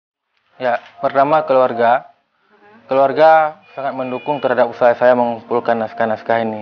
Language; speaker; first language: Indonesian; non-native, local second language; Achinese